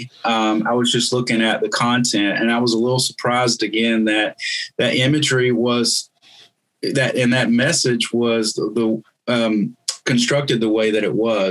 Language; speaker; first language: English; native; English